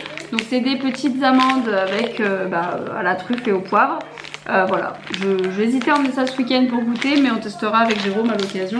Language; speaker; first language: French; native; French